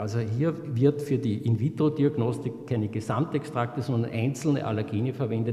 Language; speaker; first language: German; native; German